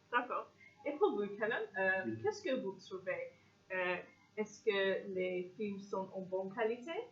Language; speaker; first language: French; non-native, fluent; English